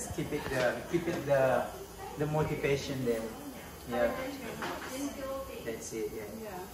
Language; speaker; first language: English; non-native, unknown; Balinese